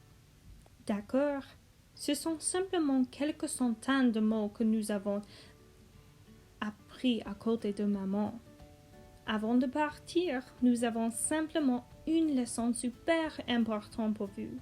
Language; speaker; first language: French; non-native, learner; English